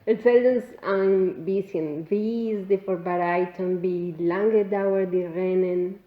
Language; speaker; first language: German; non-native, learner; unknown